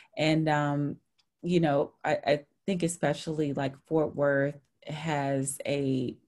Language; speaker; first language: English; native; English